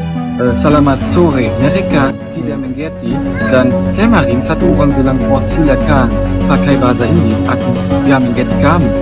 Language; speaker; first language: Indonesian; non-native, learner; German